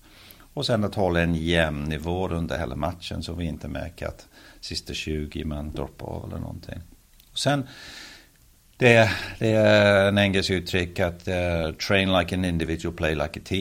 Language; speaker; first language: Swedish; early bilingual, heritage; Swedish